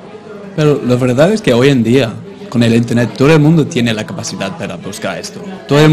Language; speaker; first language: Spanish; non-native, fluent; English